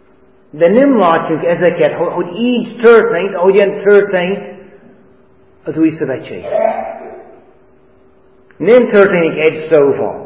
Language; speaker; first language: Hungarian; non-native, fluent; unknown